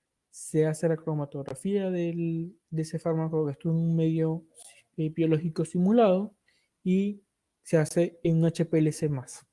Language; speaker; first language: Spanish; native; Spanish